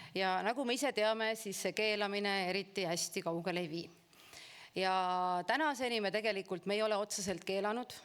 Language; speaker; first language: Estonian; native; Estonian